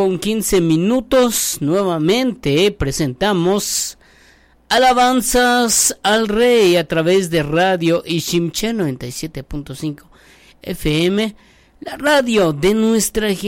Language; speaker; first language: Spanish; native; Spanish